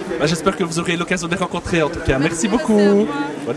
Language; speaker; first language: French; native; French